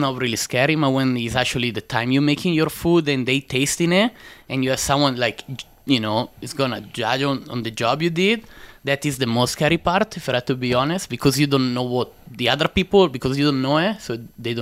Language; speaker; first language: English; non-native, learner; Italian